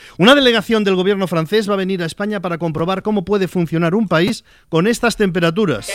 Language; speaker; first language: Spanish; native; Spanish